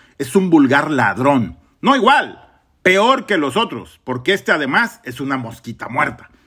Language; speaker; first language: Spanish; native; Spanish